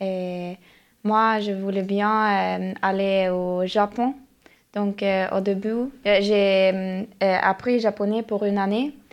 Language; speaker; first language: French; non-native, learner; Norwegian